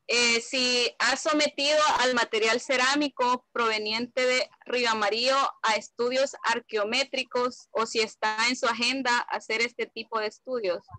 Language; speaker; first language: Spanish; native; Spanish